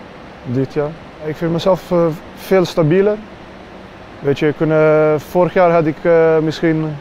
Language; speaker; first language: Dutch; non-native, fluent; Swedish